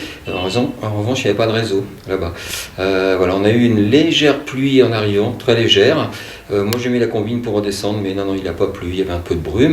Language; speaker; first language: French; native; French